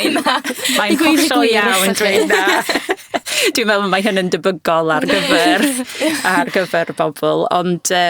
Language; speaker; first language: Welsh; non-native, fluent; English